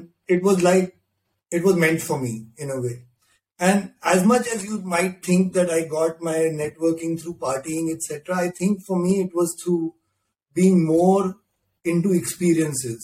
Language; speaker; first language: English; non-native, local second language; Hindi